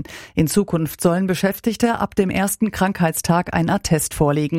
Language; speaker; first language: German; native; German